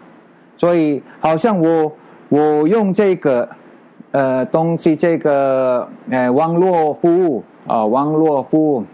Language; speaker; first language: Chinese; non-native, learner; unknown